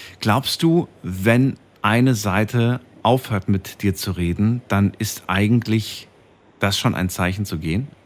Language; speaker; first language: German; native; German